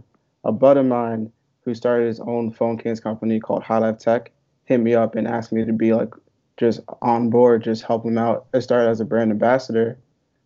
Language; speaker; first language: English; native; English